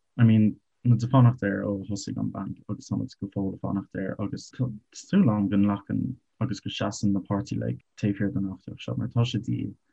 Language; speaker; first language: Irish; non-native, local second language; English